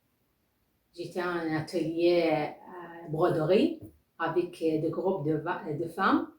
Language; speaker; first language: French; non-native, learner; Arabic